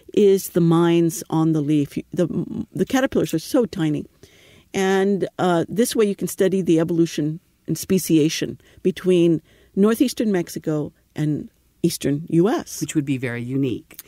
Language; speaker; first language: English; native; English